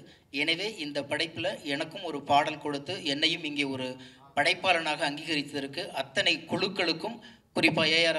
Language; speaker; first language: Tamil; native; Tamil